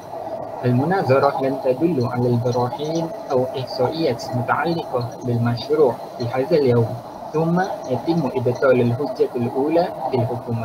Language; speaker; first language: Arabic; non-native, learner; Malay